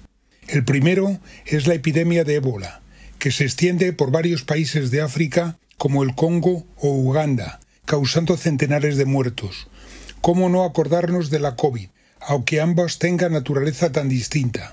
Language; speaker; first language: Spanish; native; Spanish